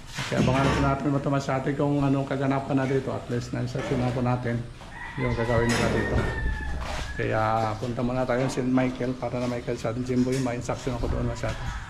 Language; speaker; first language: Filipino; non-native, local second language; Waray